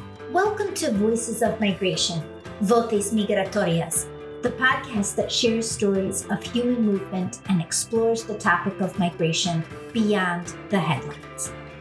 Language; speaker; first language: English; native; English